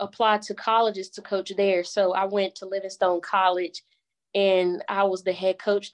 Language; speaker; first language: English; native; English